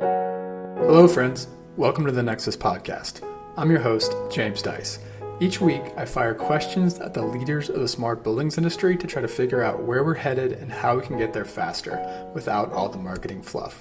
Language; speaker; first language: English; native; English